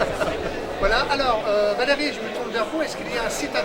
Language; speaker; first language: French; native; French